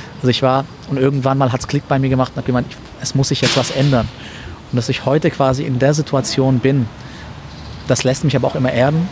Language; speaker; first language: German; early bilingual, other home language; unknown